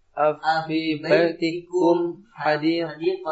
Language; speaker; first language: Arabic; non-native, learner; Indonesian